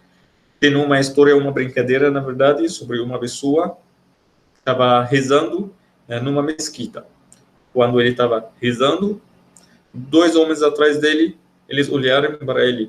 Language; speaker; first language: Portuguese; non-native, fluent; Arabic